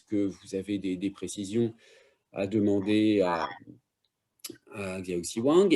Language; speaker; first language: French; native; French